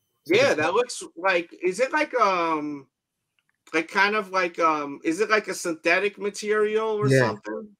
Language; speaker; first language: English; native; English